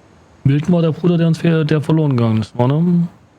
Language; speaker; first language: German; native; German